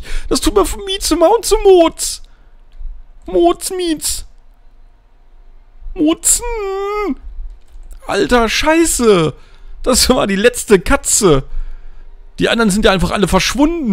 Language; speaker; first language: German; native; German